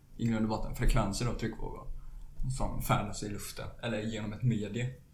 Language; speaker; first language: Swedish; native; Swedish